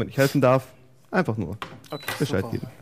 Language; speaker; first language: German; native; German